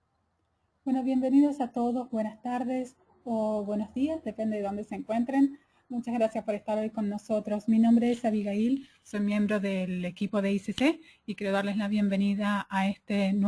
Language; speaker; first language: Spanish; native; Spanish